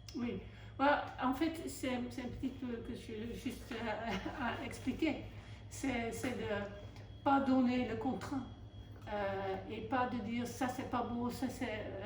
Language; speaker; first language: French; non-native, fluent; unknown